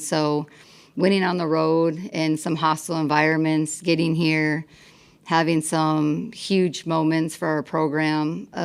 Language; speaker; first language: English; native; English